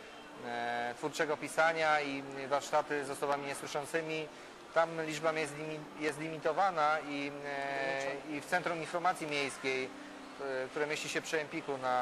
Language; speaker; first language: Polish; native; Polish